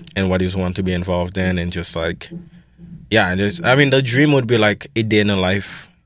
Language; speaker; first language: English; non-native, fluent; Haitian Creole